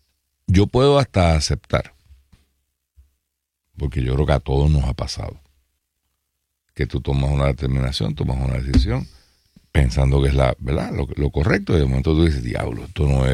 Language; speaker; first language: Spanish; native; Spanish